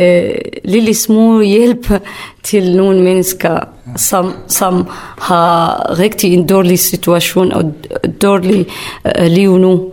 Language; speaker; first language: Danish; non-native, learner; Kurdish